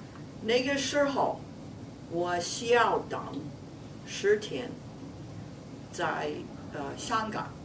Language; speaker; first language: Chinese; non-native, fluent; English